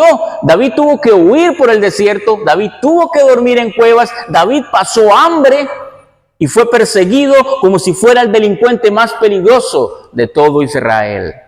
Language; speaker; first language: Spanish; native; Spanish